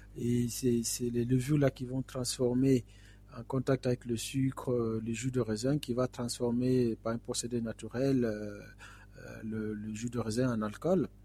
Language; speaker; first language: French; non-native, local second language; Fula